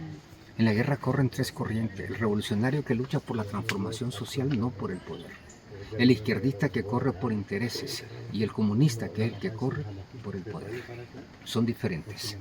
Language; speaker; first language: Spanish; native; Spanish